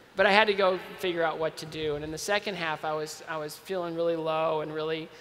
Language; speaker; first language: English; native; English